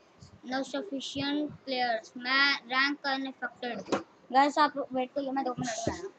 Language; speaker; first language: Hindi; native; Hindi